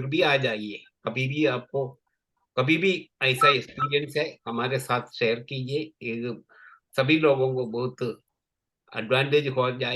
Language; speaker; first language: Hindi; non-native, local second language; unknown